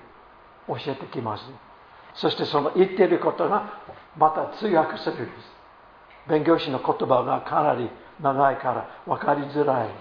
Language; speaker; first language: Japanese; non-native, fluent; English